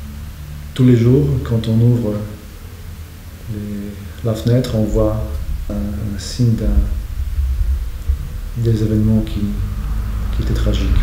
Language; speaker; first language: French; non-native, fluent; Polish